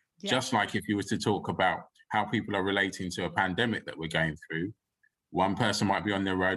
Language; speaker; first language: English; native; English